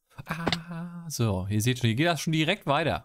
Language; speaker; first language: German; native; German